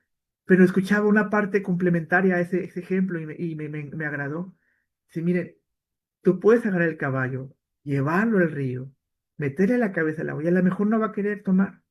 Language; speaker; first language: Spanish; native; Spanish